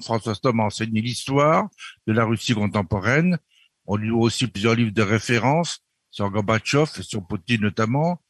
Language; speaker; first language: French; native; French